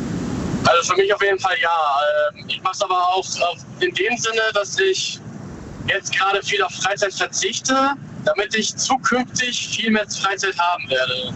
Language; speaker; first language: German; native; German